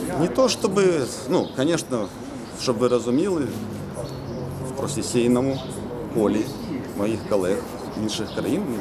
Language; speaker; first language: Ukrainian; native; Ukrainian